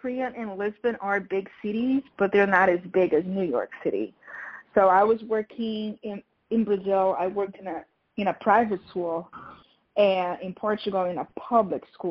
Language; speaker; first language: English; non-native, fluent; Portuguese